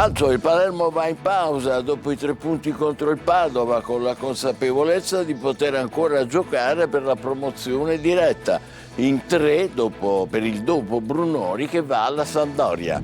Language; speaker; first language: Italian; native; Italian